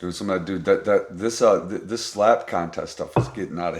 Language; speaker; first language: English; native; English